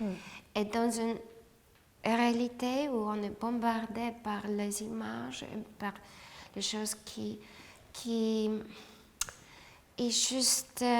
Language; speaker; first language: French; non-native, fluent; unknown